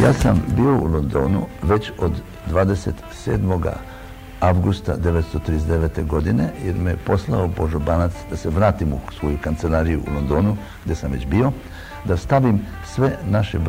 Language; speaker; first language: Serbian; early bilingual, heritage; Croatian